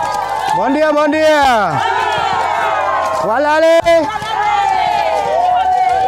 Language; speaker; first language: Portuguese; non-native, learner; Vietnamese